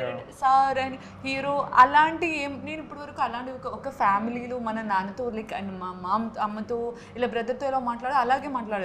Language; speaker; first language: Telugu; non-native, learner; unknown